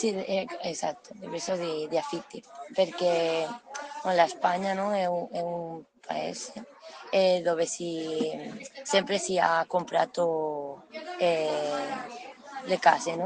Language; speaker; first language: Italian; non-native, learner; Spanish